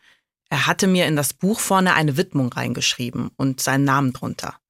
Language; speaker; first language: German; native; German